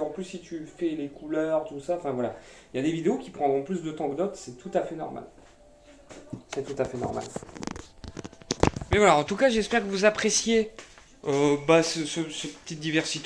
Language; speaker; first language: French; native; French